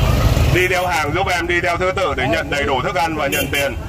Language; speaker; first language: Vietnamese; native; Vietnamese